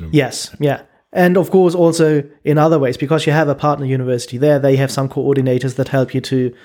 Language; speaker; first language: English; non-native, fluent; German